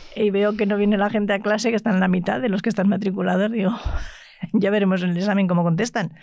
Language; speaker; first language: Spanish; native; Spanish